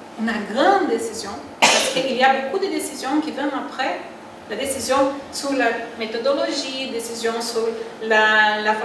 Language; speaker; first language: French; non-native, learner; Portuguese